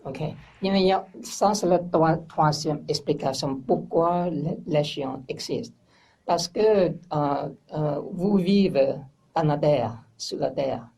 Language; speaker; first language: French; non-native, learner; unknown